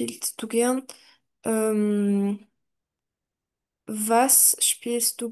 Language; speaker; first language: German; non-native, learner; French